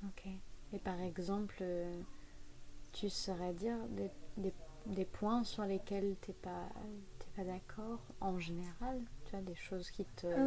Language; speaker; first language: French; native; French